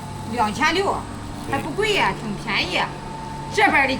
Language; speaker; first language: Chinese; native; Chinese